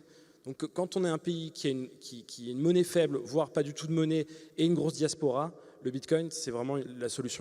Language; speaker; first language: French; native; French